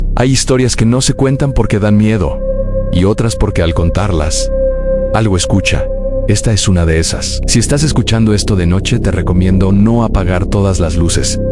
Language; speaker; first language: Spanish; native; Spanish